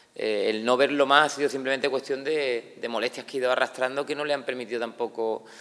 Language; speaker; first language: Spanish; native; Spanish